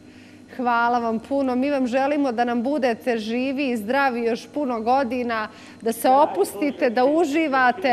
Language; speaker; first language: Bosnian; native; Bosnian